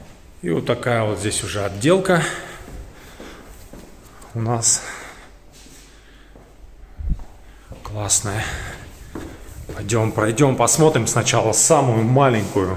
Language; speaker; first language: Russian; native; Russian